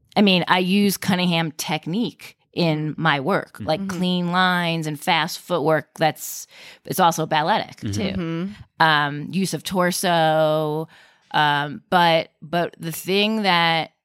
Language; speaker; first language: English; native; English